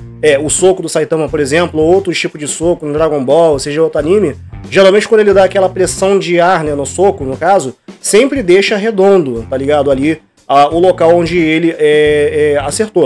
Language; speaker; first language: Portuguese; native; Portuguese